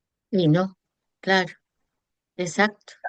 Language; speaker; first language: Spanish; non-native, fluent; Portuguese